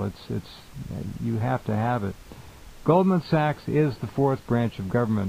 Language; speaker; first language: English; native; English